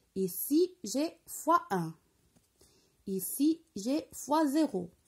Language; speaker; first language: French; non-native, local second language; Arabic